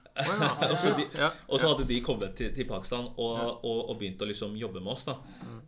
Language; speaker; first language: Norwegian; early bilingual, other home language; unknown